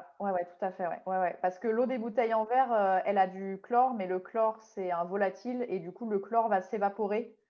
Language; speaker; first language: French; native; French